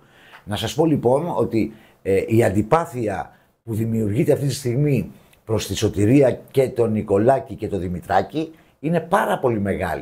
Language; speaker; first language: Greek; native; Greek